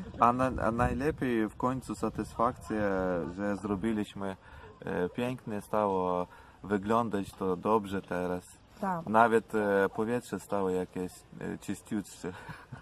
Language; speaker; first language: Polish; non-native, learner; Ukrainian